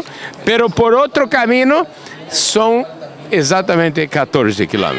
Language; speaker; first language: Spanish; non-native, learner; Portuguese